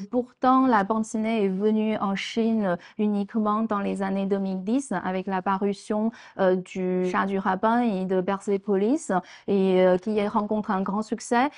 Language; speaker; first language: French; non-native, fluent; Chinese